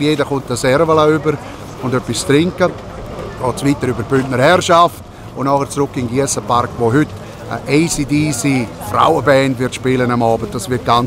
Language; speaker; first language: German; native; German